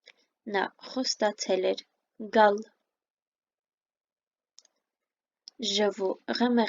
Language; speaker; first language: French; non-native, fluent; Armenian